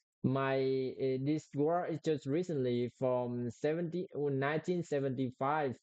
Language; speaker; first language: English; non-native, learner; Vietnamese